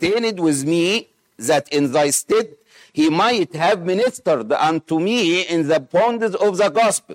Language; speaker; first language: English; non-native, fluent; Arabic